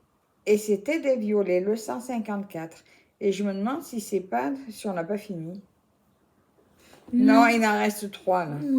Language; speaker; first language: French; native; French